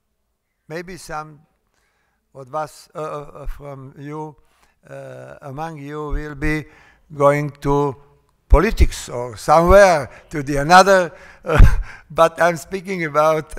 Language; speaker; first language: English; non-native, fluent; Serbian